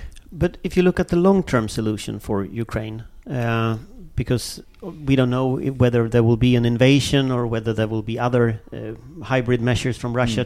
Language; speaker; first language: English; non-native, fluent; Swedish